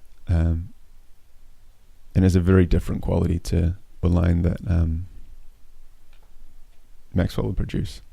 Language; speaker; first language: English; native; English